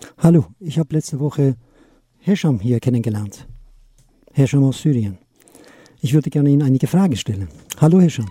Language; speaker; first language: German; non-native, fluent; Arabic